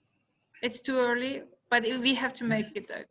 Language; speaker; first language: English; non-native, fluent; Turkish